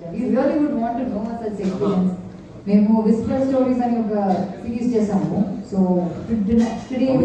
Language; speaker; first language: Telugu; non-native, fluent; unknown